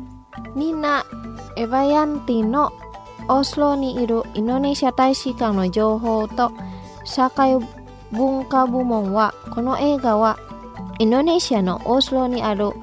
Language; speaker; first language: Japanese; non-native, fluent; Indonesian